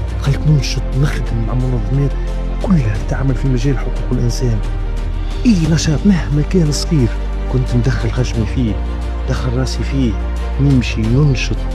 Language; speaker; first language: Arabic; native; Arabic